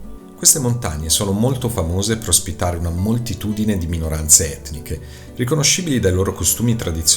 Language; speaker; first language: Italian; native; Italian